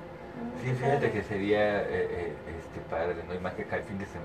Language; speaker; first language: Spanish; native; Spanish